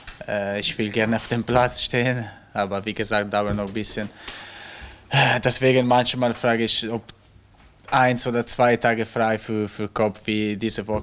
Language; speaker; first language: German; non-native, learner; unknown